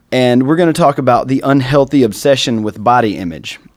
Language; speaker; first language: English; native; English